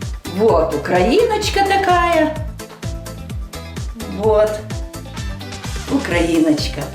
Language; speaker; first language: Russian; non-native, local second language; Ukrainian